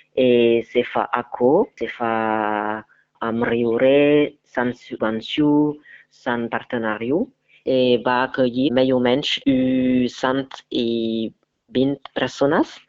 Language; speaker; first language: Catalan; non-native, learner; French